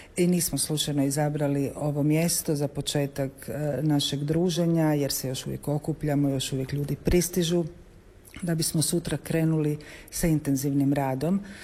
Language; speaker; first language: Croatian; native; Croatian